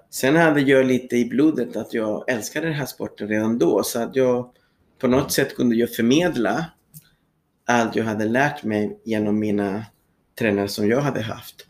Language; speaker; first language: Swedish; non-native, fluent; Spanish